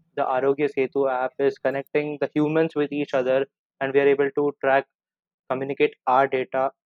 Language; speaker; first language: English; non-native, local second language; Hindi